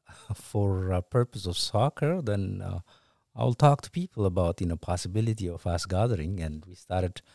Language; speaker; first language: English; non-native, fluent; Tigrinya